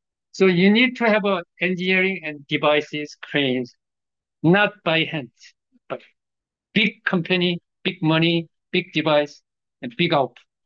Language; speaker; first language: English; non-native, fluent; Korean